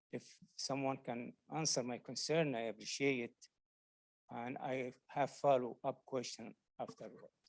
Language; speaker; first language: English; non-native, learner; Arabic